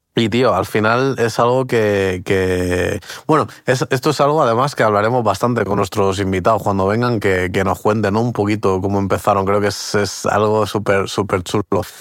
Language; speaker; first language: Spanish; early bilingual, other home language; Portuguese